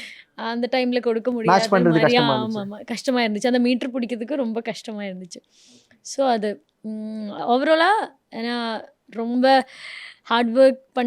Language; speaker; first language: Tamil; non-native, fluent; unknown